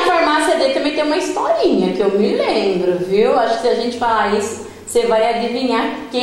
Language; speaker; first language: Portuguese; native; Portuguese